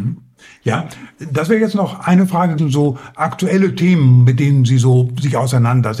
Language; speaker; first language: German; native; German